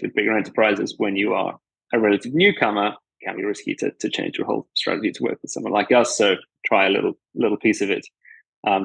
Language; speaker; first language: English; native; English